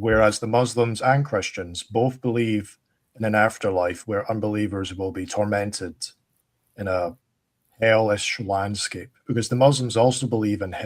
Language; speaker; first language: English; native; English